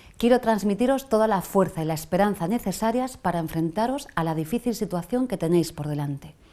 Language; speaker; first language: Spanish; native; Spanish